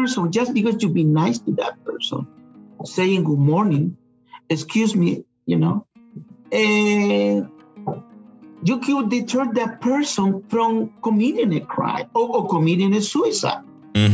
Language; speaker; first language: English; non-native, fluent; Spanish